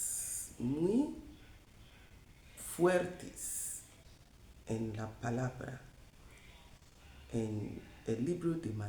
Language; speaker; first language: Spanish; non-native, fluent; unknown